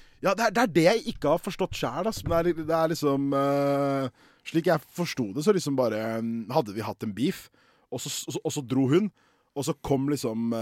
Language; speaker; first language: Norwegian; native; Norwegian